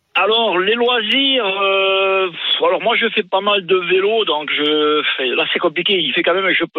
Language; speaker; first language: French; native; French